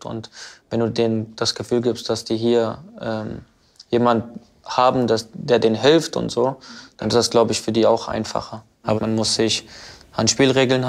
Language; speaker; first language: German; early bilingual, other home language; Albanian